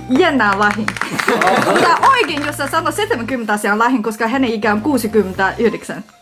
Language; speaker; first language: Finnish; non-native, learner; Chinese